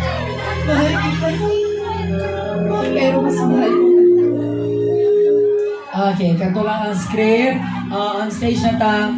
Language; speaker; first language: Filipino; non-native, local second language; Cebuano